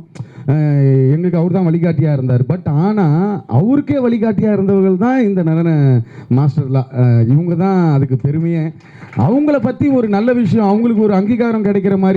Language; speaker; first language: Tamil; native; Tamil